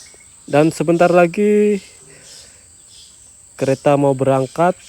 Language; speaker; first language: Indonesian; non-native, fluent; Japanese